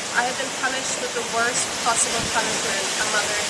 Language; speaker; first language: English; native; English